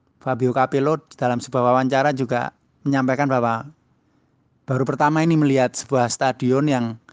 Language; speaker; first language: Indonesian; native; Indonesian